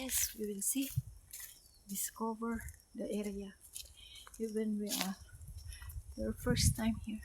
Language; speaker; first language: English; non-native, learner; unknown